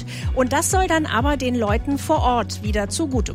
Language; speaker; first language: German; native; German